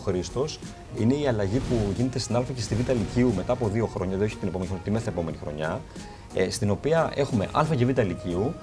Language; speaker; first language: Greek; native; Greek